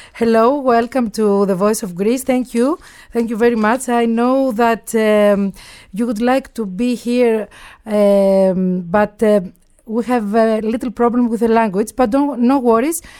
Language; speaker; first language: English; non-native, learner; Greek